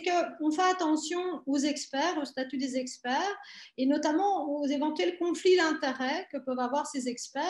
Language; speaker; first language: French; native; French